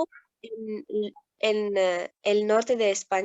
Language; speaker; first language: Spanish; non-native, learner; Arabic